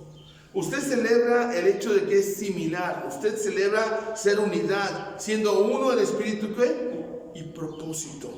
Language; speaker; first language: Spanish; native; Spanish